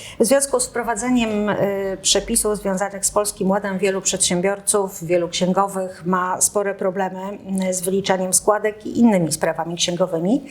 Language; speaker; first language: Polish; native; Polish